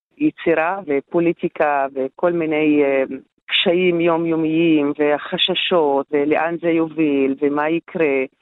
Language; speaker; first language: Hebrew; non-native, local second language; Arabic